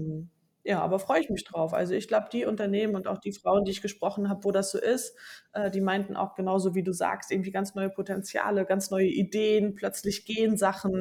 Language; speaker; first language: German; native; German